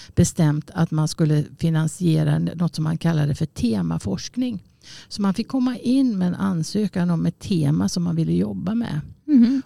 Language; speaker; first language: Swedish; native; Swedish